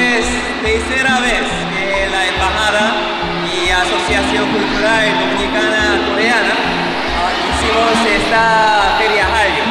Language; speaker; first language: Spanish; non-native, learner; Korean